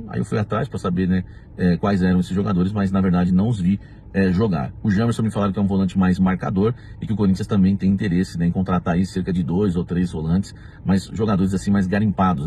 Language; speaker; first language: Portuguese; native; Portuguese